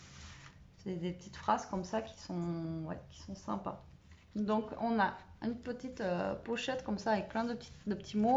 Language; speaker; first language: French; native; French